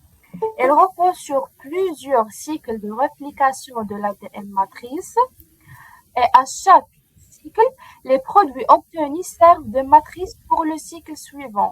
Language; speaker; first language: French; non-native, local second language; Arabic